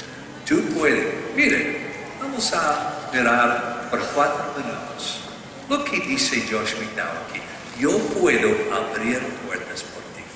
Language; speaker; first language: Spanish; non-native, learner; English